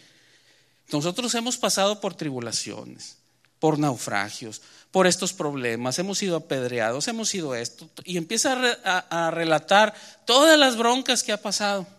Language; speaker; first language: Spanish; native; Spanish